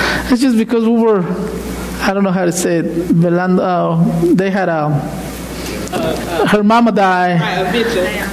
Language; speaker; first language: English; non-native, fluent; Spanish